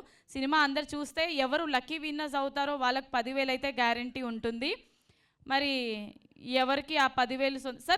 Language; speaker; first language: Telugu; native; Telugu